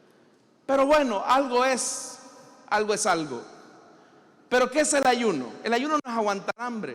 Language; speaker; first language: Spanish; native; Spanish